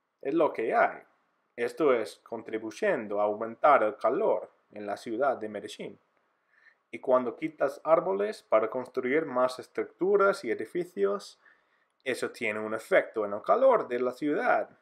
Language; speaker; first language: Spanish; non-native, fluent; English